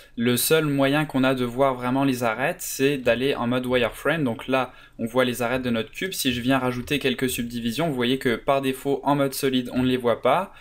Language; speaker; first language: French; native; French